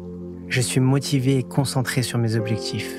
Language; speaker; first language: French; native; French